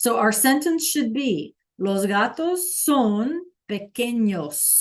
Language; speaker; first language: Spanish; non-native, fluent; English